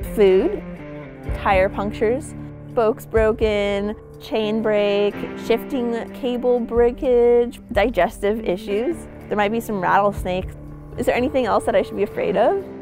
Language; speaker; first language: English; native; English